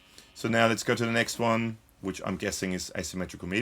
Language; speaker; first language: English; native; English